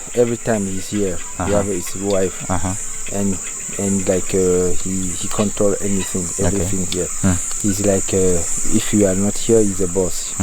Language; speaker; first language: English; non-native, learner; Sango